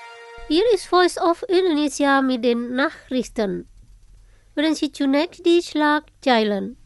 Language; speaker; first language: German; non-native, fluent; Indonesian